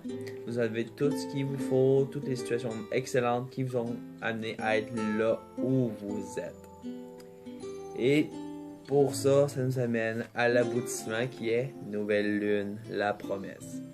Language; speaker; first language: French; native; French